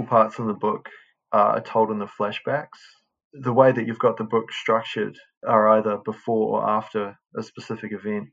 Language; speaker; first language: English; native; English